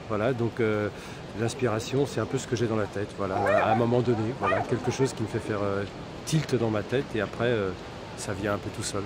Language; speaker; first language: French; native; French